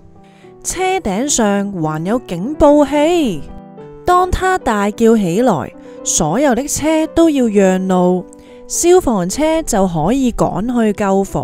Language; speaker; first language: Chinese; non-native, local second language; Cantonese